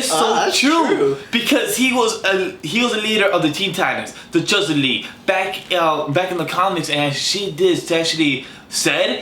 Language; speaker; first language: English; native; English